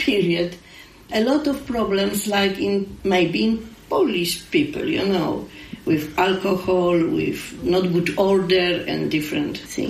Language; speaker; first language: English; non-native, learner; Polish